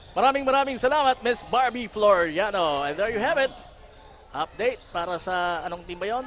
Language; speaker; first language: Filipino; non-native, local second language; Bikol